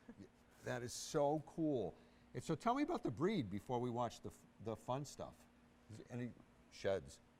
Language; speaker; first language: English; native; English